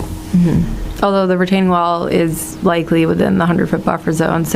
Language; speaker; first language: English; native; English